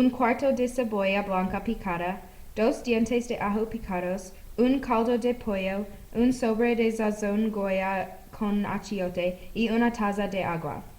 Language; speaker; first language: Spanish; non-native, learner; English